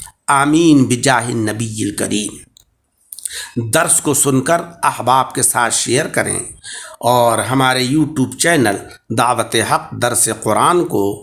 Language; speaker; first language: Urdu; native; Urdu